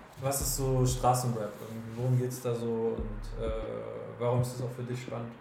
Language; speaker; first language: German; native; German